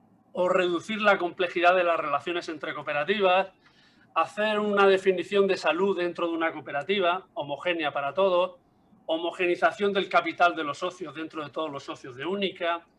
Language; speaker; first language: Spanish; native; Spanish